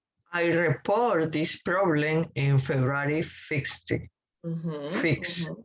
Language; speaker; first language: English; non-native, learner; Spanish